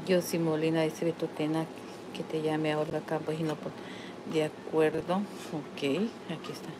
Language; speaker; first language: Spanish; native; Spanish